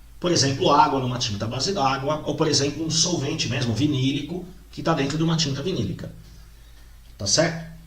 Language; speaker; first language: Portuguese; native; Portuguese